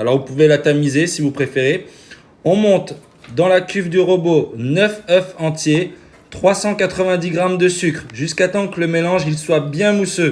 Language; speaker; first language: French; native; French